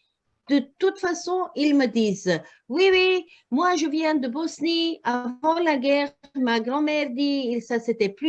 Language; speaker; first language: French; non-native, learner; Croatian